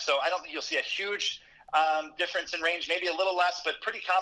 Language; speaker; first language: English; native; English